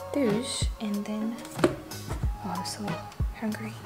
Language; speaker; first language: English; non-native, fluent; French